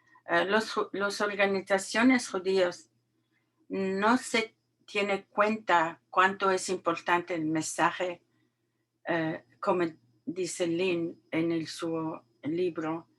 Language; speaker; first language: Spanish; non-native, learner; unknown